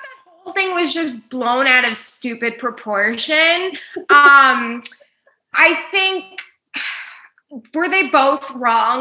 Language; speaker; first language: English; native; English